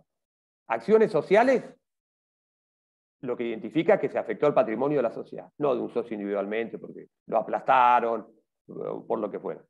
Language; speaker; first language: Spanish; native; Spanish